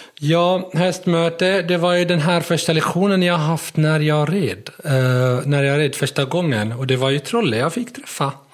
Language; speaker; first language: Swedish; non-native, fluent; Arabic